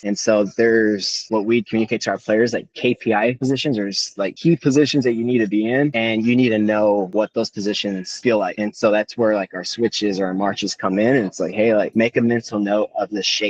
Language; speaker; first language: English; native; English